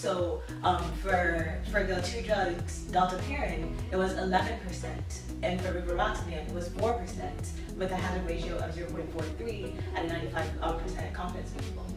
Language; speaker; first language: English; native; English